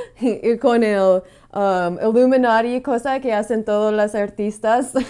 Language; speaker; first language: Spanish; non-native, fluent; English